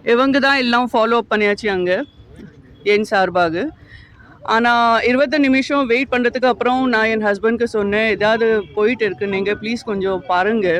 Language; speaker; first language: Tamil; non-native, learner; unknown